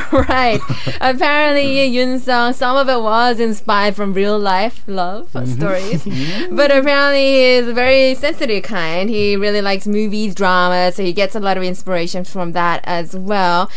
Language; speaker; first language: English; early bilingual, other home language; Korean